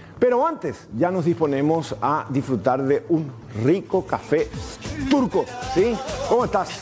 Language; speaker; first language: Spanish; native; Spanish